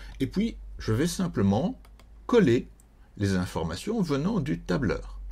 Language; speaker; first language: French; native; French